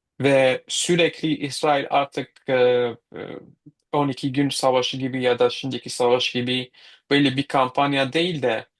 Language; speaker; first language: Turkish; non-native, fluent; Kurdish